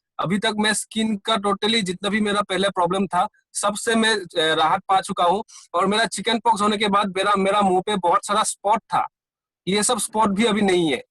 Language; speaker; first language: Hindi; non-native, local second language; Assamese